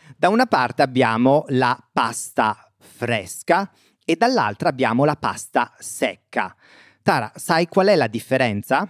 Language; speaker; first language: Italian; native; Italian